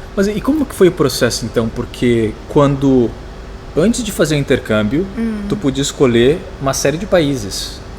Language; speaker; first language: Portuguese; native; Portuguese